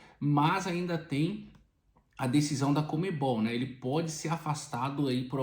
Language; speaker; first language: Portuguese; native; Portuguese